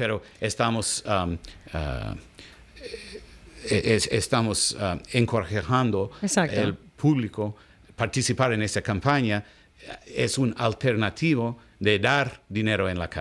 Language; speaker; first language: Spanish; non-native, learner; English